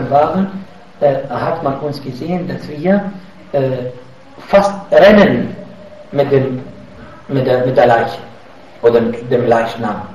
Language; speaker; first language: German; non-native, fluent; Arabic